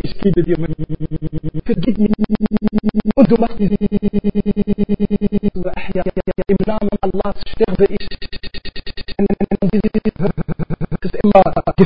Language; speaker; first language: German; non-native, learner; Arabic